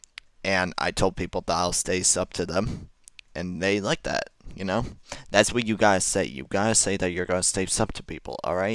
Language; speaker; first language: English; native; English